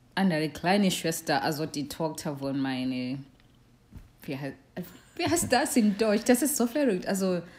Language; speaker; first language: German; non-native, learner; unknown